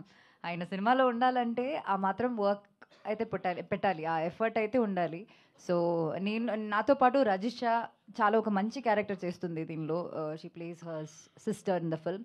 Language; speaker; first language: Telugu; non-native, local second language; Malayalam